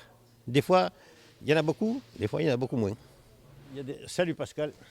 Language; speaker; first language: French; native; French